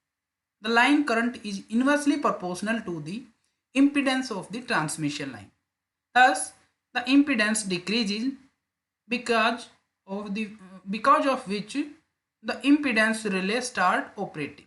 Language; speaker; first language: English; non-native, local second language; Hindi